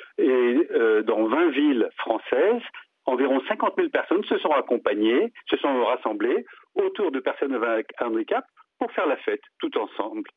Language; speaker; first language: French; native; French